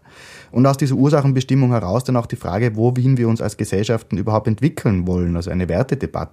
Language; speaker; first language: German; native; German